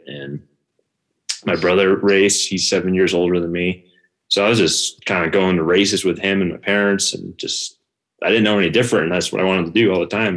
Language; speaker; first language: English; native; English